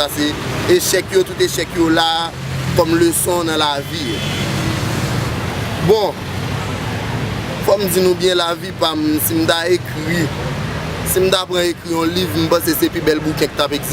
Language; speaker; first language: French; non-native, learner; Haitian Creole